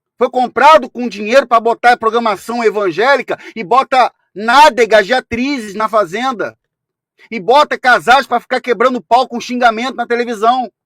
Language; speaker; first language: Portuguese; native; Portuguese